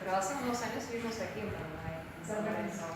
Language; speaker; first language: Spanish; non-native, learner; Russian